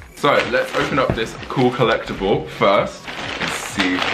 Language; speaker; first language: English; native; English